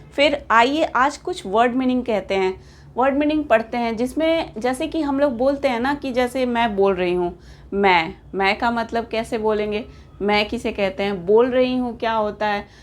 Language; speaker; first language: Hindi; native; Hindi